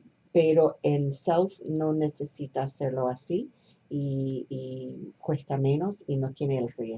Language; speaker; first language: Spanish; non-native, fluent; English